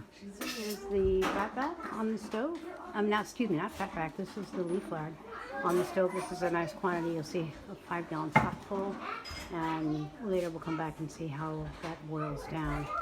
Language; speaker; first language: English; native; English